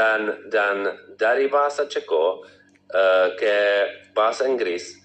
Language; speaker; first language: Indonesian; non-native, learner; Czech